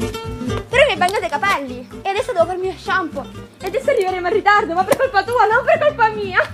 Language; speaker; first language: Italian; native; Italian